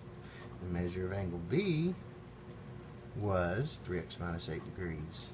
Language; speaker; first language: English; native; English